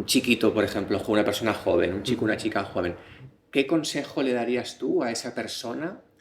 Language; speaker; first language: Spanish; native; Spanish